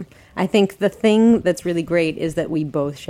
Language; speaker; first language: English; native; English